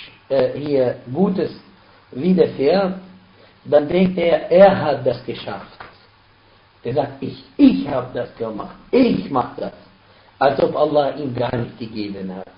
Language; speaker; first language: German; non-native, fluent; Arabic